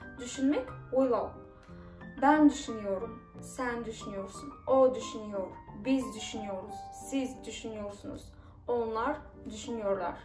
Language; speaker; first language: Turkish; non-native, fluent; Kazakh